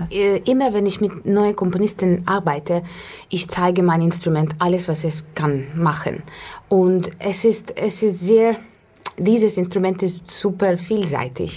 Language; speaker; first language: German; non-native, fluent; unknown